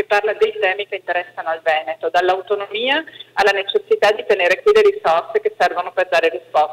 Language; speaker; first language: Italian; native; Italian